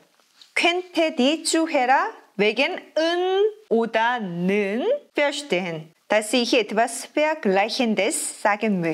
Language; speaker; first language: German; non-native, fluent; Korean